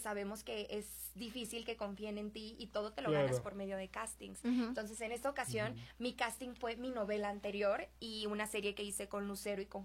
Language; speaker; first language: Spanish; native; Spanish